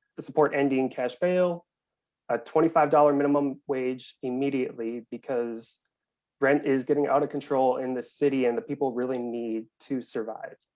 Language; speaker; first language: English; native; English